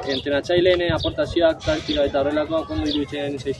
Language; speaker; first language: Basque; non-native, local second language; Spanish